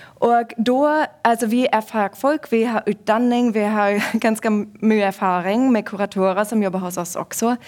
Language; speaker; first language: Norwegian; non-native, fluent; German